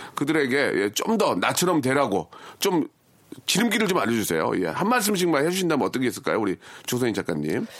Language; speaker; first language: Korean; native; Korean